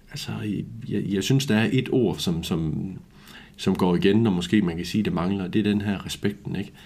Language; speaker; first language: Danish; native; Danish